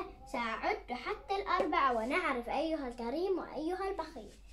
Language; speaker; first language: Arabic; native; Arabic